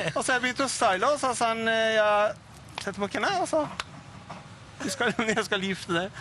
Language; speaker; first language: Norwegian; non-native, fluent; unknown